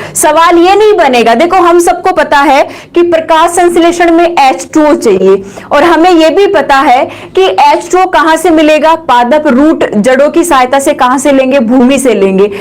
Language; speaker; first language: Hindi; native; Hindi